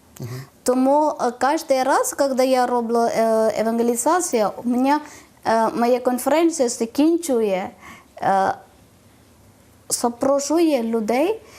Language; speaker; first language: Ukrainian; non-native, learner; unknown